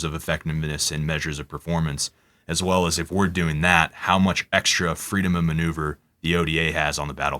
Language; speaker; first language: English; native; English